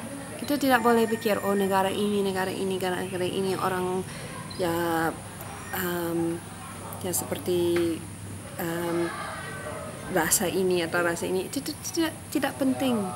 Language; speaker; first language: Indonesian; non-native, fluent; English